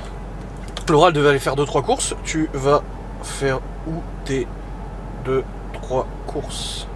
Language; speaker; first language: French; native; French